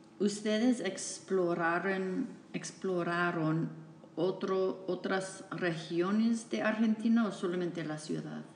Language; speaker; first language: Spanish; non-native, fluent; English